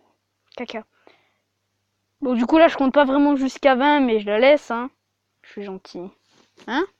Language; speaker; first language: French; native; French